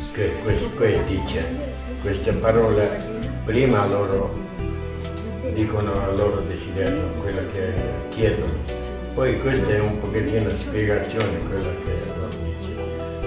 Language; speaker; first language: Italian; non-native, fluent; Tibetan